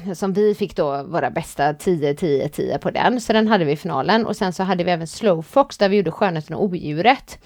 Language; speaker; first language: Swedish; native; Swedish